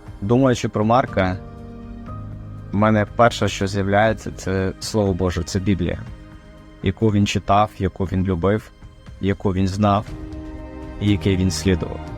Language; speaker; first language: Ukrainian; native; Ukrainian